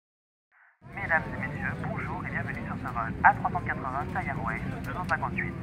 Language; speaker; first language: French; native; French